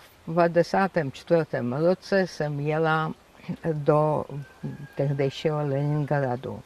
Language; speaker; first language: Czech; non-native, fluent; Georgian